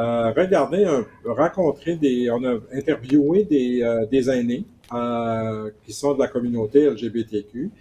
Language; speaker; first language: French; native; French